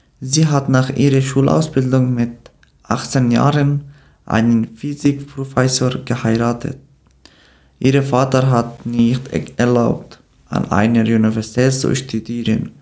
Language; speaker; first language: German; non-native, learner; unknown